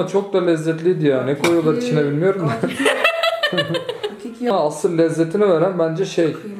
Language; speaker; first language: Turkish; native; Turkish